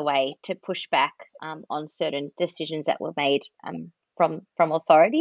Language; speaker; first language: English; native; English